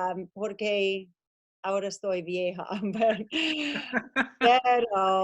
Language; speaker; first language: Spanish; non-native, learner; English